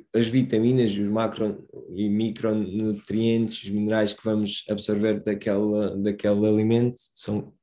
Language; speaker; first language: Portuguese; early bilingual, other home language; Romanian